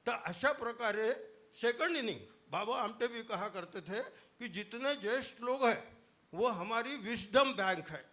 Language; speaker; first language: Hindi; non-native, local second language; Marathi